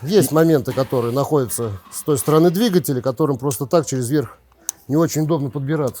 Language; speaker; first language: Russian; native; Russian